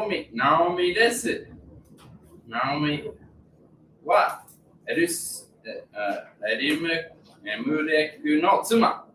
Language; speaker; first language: Japanese; non-native, learner; English